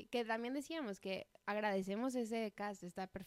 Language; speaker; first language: Spanish; native; Spanish